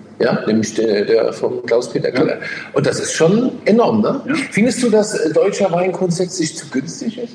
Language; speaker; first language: German; native; German